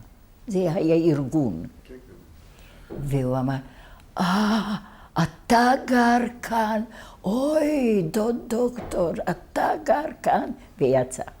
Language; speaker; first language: Hebrew; non-native, fluent; Hungarian